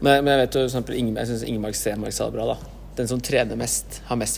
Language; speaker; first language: Norwegian; native; Norwegian